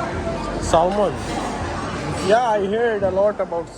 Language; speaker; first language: English; non-native, learner; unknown